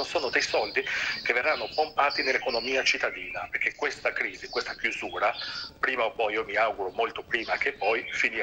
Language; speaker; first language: Italian; native; Italian